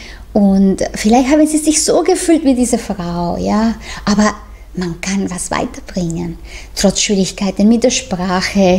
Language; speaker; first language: German; non-native, fluent; Spanish